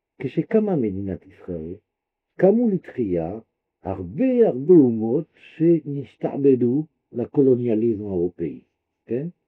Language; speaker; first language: Hebrew; non-native, fluent; French